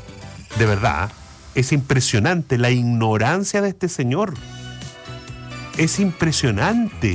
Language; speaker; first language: Spanish; native; Spanish